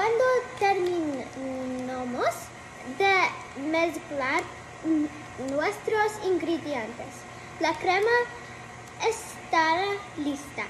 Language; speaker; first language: Spanish; non-native, learner; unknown